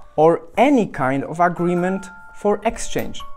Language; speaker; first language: English; non-native, fluent; Polish